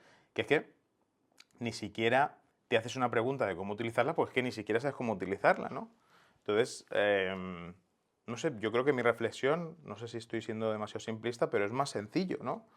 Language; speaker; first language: Spanish; native; Spanish